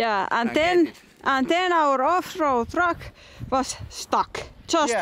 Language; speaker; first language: English; non-native, fluent; Finnish